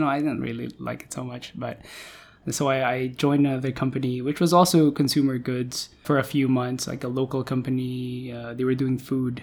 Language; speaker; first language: English; non-native, local second language; Filipino